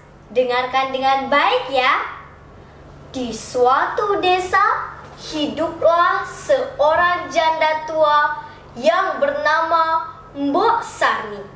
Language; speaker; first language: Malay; non-native, local second language; Balinese